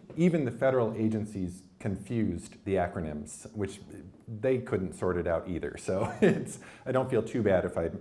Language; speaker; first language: English; native; English